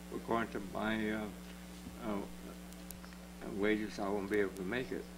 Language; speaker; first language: English; native; English